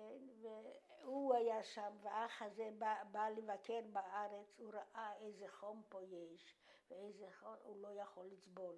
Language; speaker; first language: Hebrew; non-native, fluent; Polish